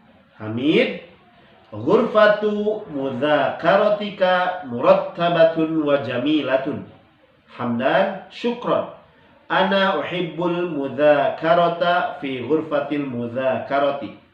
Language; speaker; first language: Arabic; non-native, fluent; Indonesian